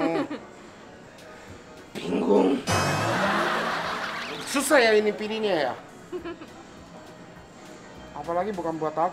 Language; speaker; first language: Indonesian; non-native, fluent; Japanese